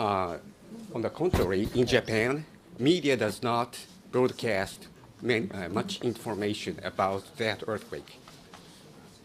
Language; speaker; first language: English; non-native, fluent; Japanese